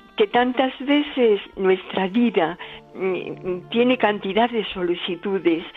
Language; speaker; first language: Spanish; native; Spanish